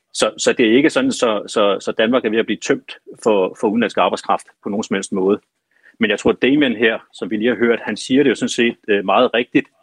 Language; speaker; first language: Danish; native; Danish